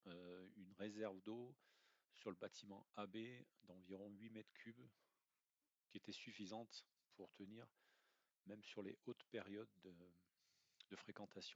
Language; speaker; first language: French; native; French